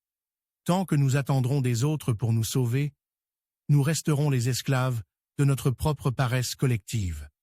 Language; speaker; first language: French; non-native, local second language; Haitian Creole